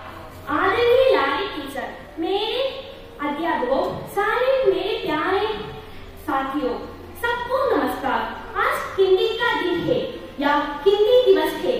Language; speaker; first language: Hindi; non-native, local second language; Malayalam